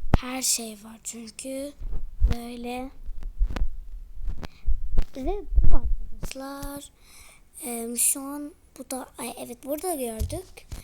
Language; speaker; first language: Turkish; early bilingual, heritage; Turkish